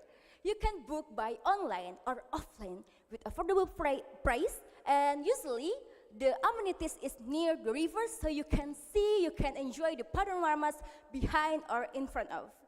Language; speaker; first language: English; non-native, learner; Indonesian